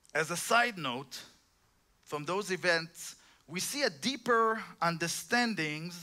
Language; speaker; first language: English; non-native, fluent; Hebrew